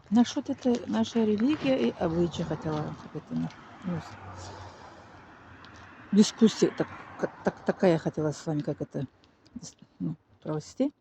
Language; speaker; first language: Russian; non-native, learner; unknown